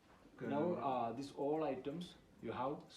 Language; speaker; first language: English; non-native, learner; Malayalam